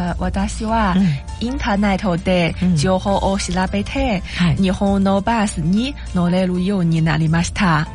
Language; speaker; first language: Japanese; non-native, learner; Chinese